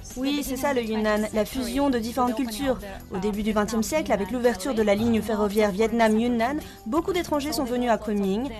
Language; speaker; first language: French; non-native, fluent; Ukrainian